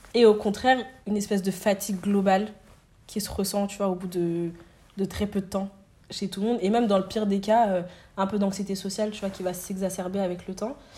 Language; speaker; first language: French; native; French